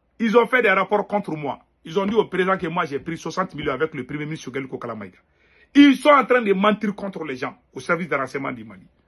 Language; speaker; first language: French; non-native, local second language; Bambara